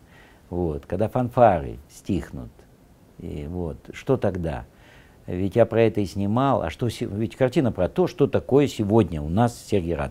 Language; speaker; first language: Russian; native; Russian